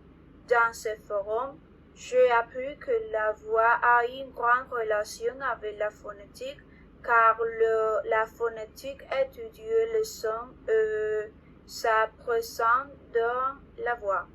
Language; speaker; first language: French; non-native, learner; Spanish